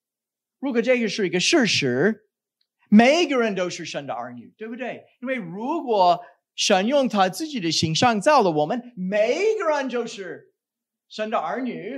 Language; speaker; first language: Chinese; non-native, fluent; English